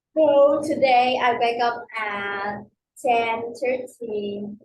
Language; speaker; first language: English; non-native, learner; Vietnamese